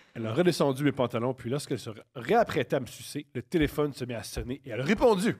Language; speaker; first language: French; native; French